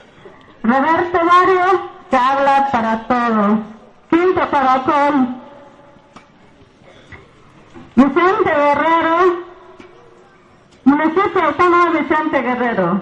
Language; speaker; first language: Spanish; non-native, local second language; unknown